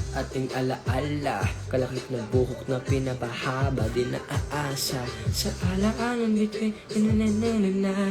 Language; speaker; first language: Filipino; native; Filipino